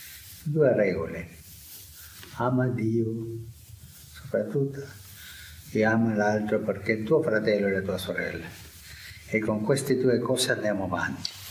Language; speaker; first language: Italian; non-native, fluent; Spanish